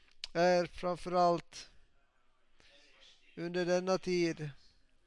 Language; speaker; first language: Swedish; non-native, local second language; Finnish